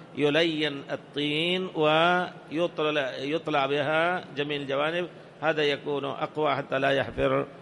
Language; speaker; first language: Arabic; non-native, fluent; Urdu